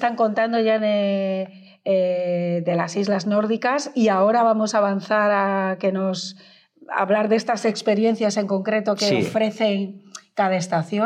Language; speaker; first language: Spanish; native; Spanish